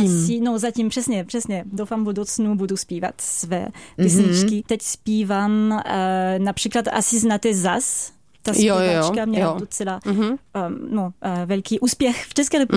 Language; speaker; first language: Czech; non-native, fluent; French